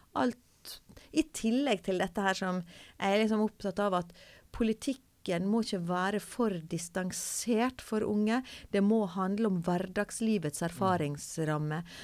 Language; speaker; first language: Norwegian; native; Norwegian